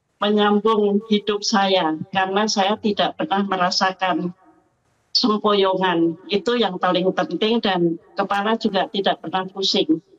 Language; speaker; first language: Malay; non-native, local second language; Javanese